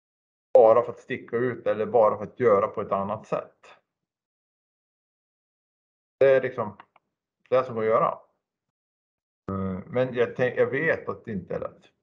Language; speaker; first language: Swedish; native; Swedish